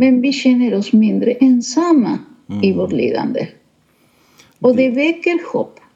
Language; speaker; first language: Swedish; non-native, fluent; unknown